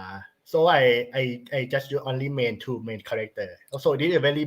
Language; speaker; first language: English; non-native, learner; Thai